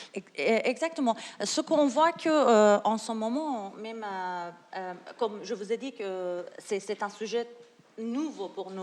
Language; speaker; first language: French; non-native, learner; Persian